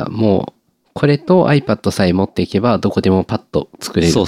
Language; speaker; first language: Japanese; native; Japanese